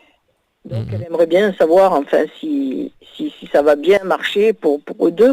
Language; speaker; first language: French; native; French